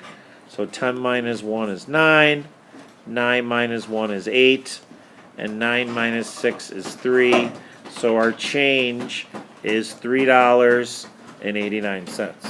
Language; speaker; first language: English; native; English